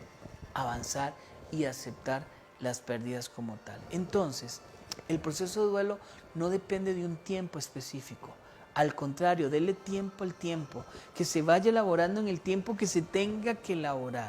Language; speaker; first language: Spanish; native; Spanish